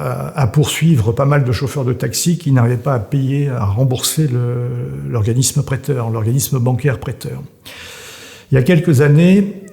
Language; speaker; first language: French; native; French